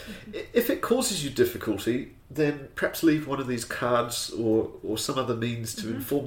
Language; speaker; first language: English; native; English